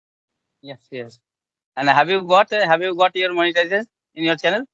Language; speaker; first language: English; non-native, learner; Bangla